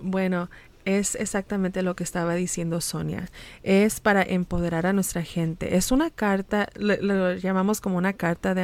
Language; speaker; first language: Spanish; early bilingual, heritage; Spanish